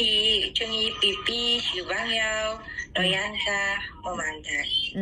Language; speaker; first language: Cantonese; non-native, learner; Indonesian